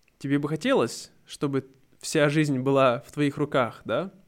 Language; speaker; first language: Russian; native; Russian